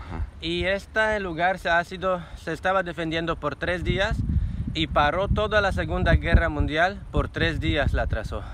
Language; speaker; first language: Spanish; non-native, fluent; Polish